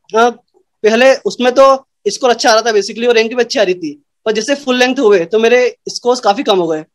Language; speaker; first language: Hindi; native; Hindi